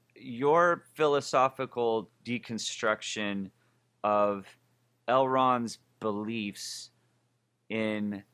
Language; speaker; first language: English; native; English